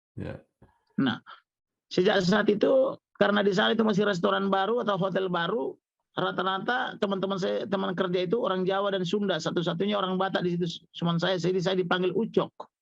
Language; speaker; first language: Indonesian; non-native, local second language; Batak Toba